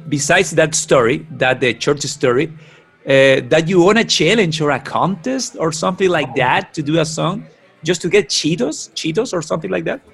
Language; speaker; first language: English; non-native, fluent; Spanish